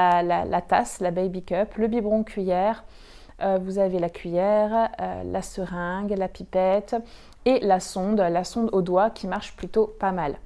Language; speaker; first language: French; native; French